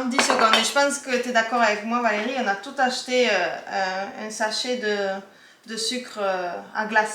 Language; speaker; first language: French; native; French